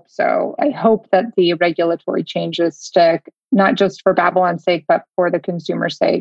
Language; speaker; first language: English; native; English